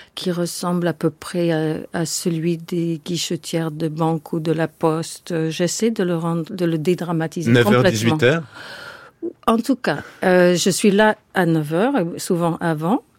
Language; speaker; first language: French; non-native, fluent; English